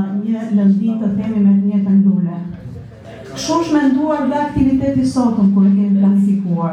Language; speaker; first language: Albanian; native; Albanian